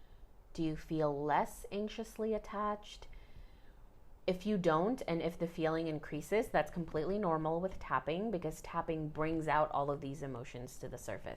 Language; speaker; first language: English; native; English